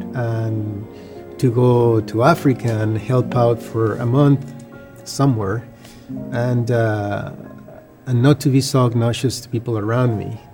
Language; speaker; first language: English; non-native, fluent; Spanish